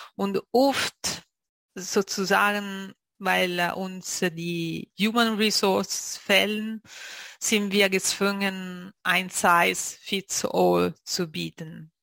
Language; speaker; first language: German; non-native, fluent; Italian